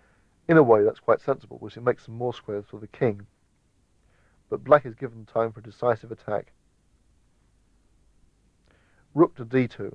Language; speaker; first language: English; native; English